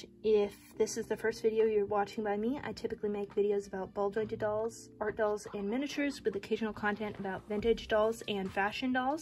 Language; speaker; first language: English; native; English